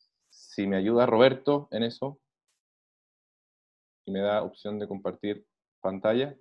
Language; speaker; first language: Spanish; native; Spanish